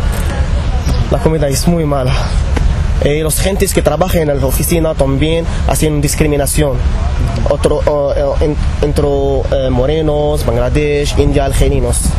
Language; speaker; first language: Spanish; non-native, learner; Arabic